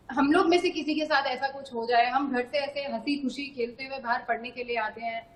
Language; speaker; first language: Hindi; native; Hindi